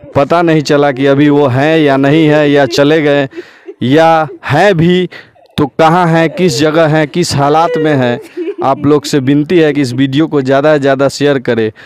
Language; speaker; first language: Hindi; native; Hindi